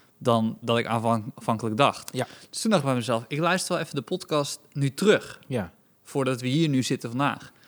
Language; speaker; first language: Dutch; native; Dutch